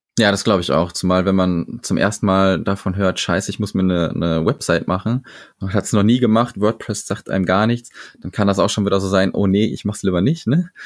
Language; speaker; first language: German; native; German